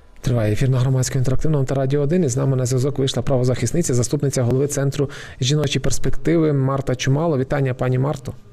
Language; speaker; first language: Ukrainian; native; Ukrainian